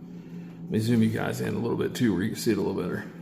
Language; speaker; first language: English; native; English